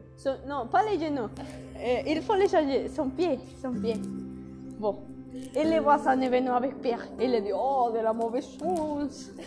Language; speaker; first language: French; non-native, learner; Spanish